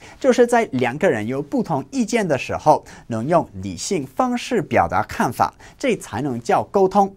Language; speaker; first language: Chinese; non-native, fluent; English